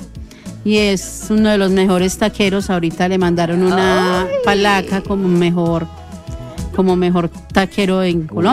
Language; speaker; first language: Spanish; native; Spanish